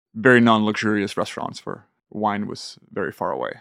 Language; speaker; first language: English; non-native, fluent; Swedish